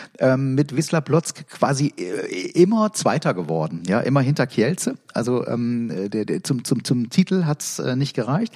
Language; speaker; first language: German; native; German